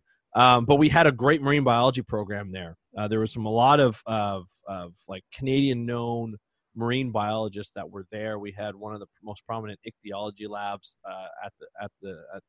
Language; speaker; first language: English; native; English